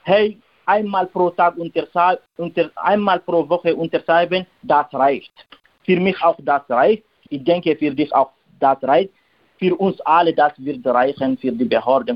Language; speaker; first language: German; non-native, learner; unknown